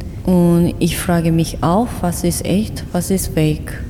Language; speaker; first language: German; non-native, fluent; Korean